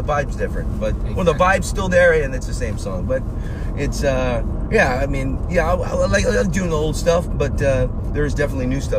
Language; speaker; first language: English; native; English